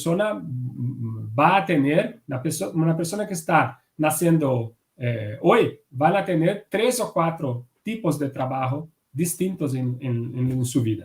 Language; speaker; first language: Spanish; non-native, fluent; Portuguese